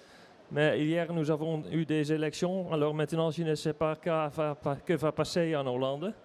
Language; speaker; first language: French; non-native, learner; Dutch